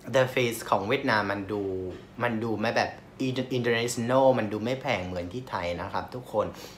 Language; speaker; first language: Thai; non-native, fluent; Vietnamese